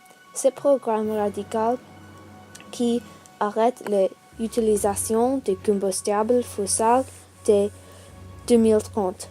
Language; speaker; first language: French; non-native, learner; English